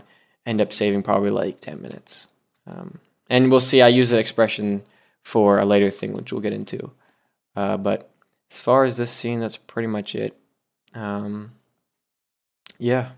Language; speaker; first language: English; native; English